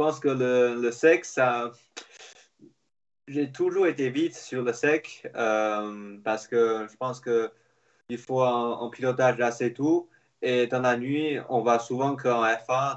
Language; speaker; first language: French; non-native, fluent; Chinese